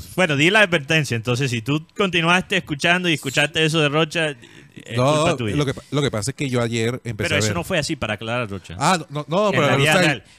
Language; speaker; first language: Spanish; native; Spanish